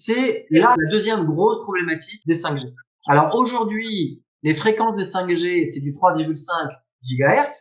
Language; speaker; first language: French; native; French